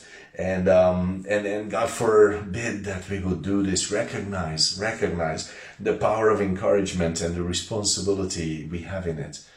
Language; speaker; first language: English; non-native, fluent; Hungarian